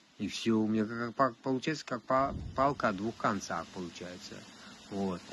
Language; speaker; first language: Russian; non-native, local second language; Tajik